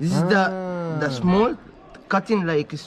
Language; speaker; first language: English; non-native, learner; Arabic